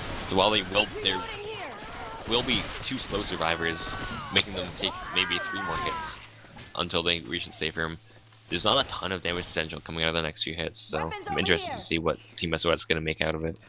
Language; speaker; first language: English; native; English